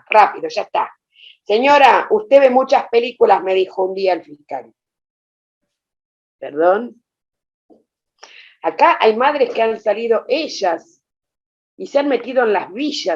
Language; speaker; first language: Spanish; native; Spanish